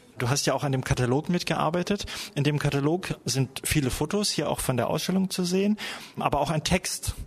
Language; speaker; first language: German; native; German